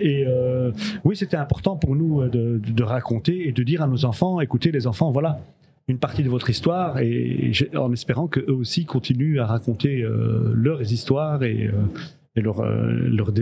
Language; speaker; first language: French; early bilingual, other home language; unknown